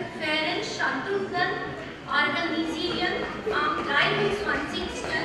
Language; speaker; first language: German; non-native, fluent; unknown